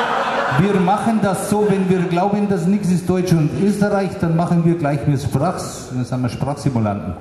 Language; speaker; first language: German; native; German